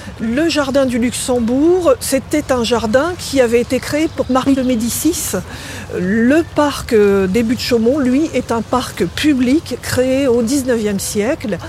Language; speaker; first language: French; native; French